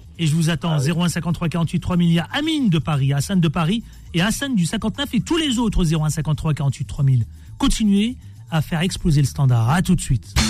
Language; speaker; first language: French; native; French